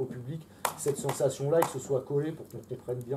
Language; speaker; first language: French; native; French